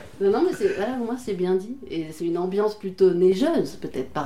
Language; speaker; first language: French; native; French